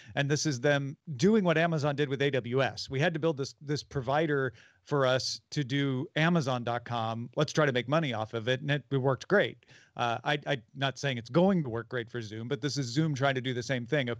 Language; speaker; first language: English; native; English